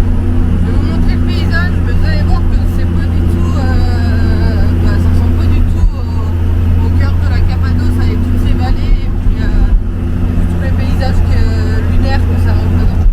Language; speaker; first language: French; native; French